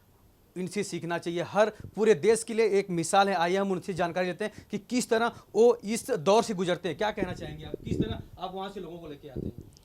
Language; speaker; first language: Hindi; native; Hindi